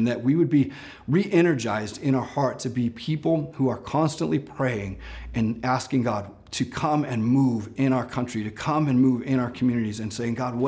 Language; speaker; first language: English; native; English